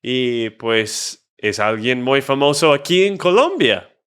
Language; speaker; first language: Spanish; non-native, fluent; English